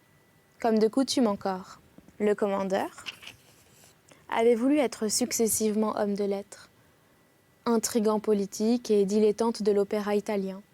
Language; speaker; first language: French; native; French